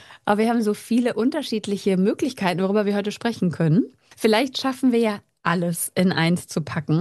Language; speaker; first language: German; native; German